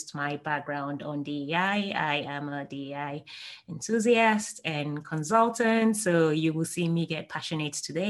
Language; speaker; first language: English; non-native, local second language; Igbo